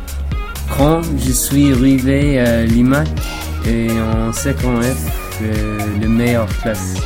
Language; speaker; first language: French; non-native, learner; English